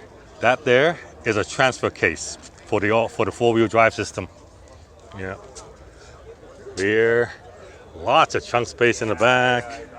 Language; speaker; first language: English; native; English